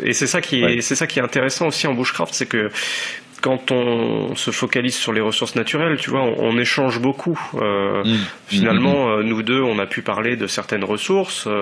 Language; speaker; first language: French; native; French